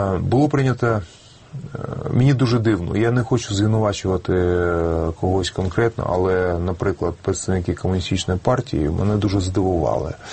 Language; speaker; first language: Ukrainian; non-native, local second language; Russian